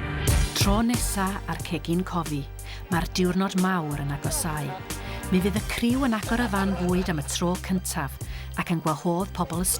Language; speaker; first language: Welsh; native; Welsh